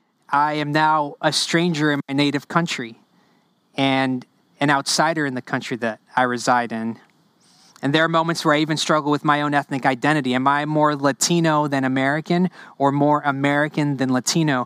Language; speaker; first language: English; early bilingual, other home language; Spanish